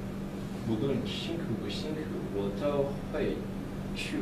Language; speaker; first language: Chinese; non-native, learner; English